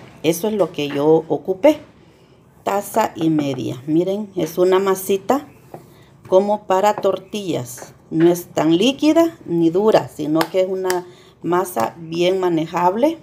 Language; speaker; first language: Spanish; native; Spanish